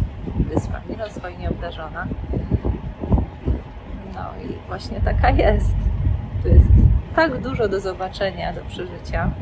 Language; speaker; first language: Polish; native; Polish